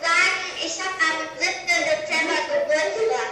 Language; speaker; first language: German; non-native, learner; Lithuanian